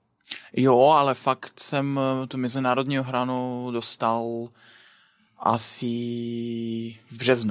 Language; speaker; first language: Czech; non-native, fluent; Belarusian